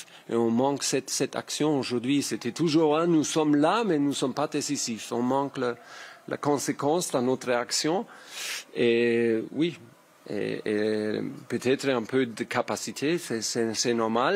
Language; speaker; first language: French; non-native, learner; German